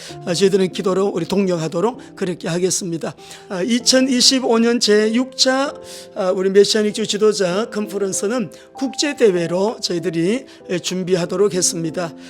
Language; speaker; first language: Korean; native; Korean